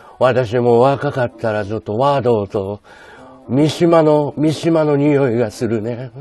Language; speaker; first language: Japanese; native; Japanese